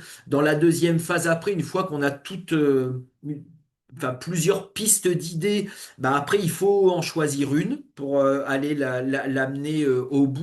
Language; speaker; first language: French; native; French